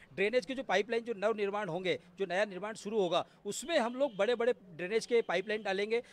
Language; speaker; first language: Hindi; native; Hindi